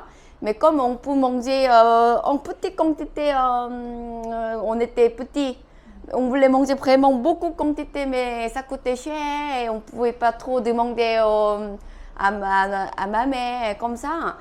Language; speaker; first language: French; non-native, fluent; Korean